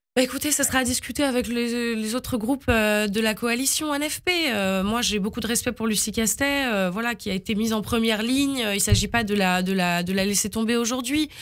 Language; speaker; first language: French; native; French